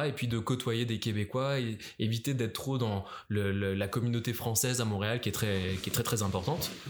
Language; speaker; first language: French; native; French